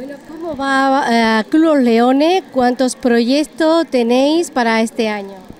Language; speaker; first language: Spanish; native; Spanish